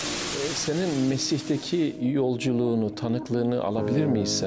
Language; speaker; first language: Turkish; native; Turkish